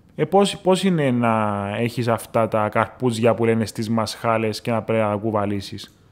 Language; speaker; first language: Greek; native; Greek